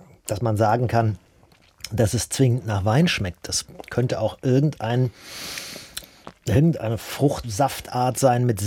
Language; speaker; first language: German; native; German